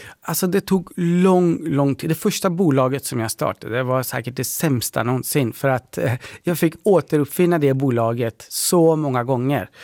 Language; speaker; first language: Swedish; early bilingual, other home language; Persian